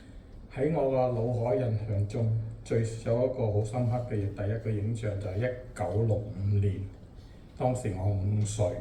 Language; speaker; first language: Cantonese; native; Cantonese